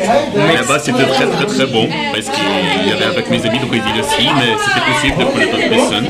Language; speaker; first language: French; non-native, learner; Portuguese